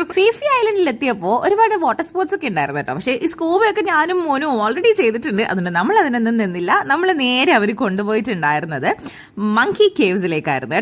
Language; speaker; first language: Malayalam; native; Malayalam